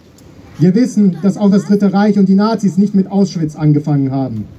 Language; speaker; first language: German; native; German